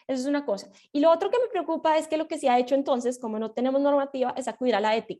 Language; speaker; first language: Spanish; native; Spanish